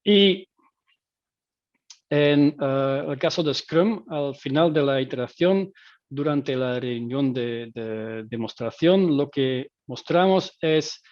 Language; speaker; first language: Spanish; non-native, fluent; Dutch